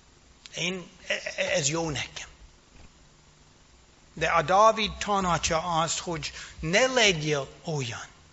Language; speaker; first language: Hungarian; non-native, fluent; English